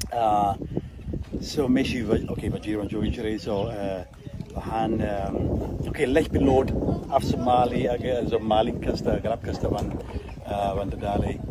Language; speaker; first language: Somali; non-native, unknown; German